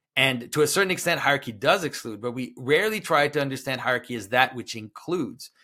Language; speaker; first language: English; non-native, fluent; French